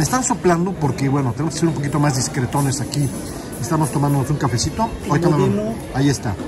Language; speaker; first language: Spanish; native; Spanish